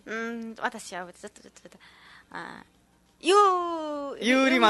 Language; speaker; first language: Japanese; non-native, learner; Nepali